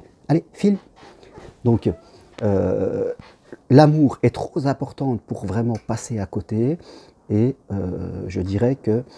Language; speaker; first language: French; native; French